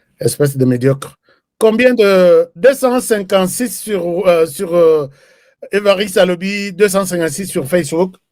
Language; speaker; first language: French; non-native, local second language; Lingala